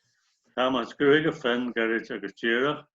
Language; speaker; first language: Irish; non-native, local second language; English